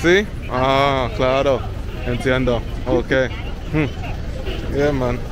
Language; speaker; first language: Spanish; non-native, learner; English